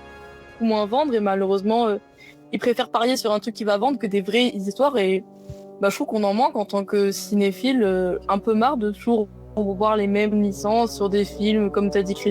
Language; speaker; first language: French; native; French